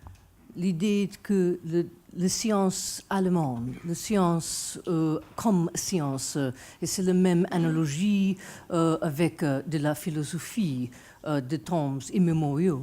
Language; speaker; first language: French; non-native, fluent; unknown